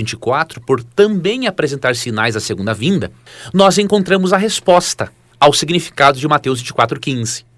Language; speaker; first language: Portuguese; native; Portuguese